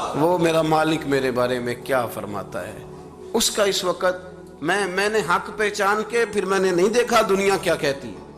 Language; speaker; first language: Urdu; non-native, local second language; Punjabi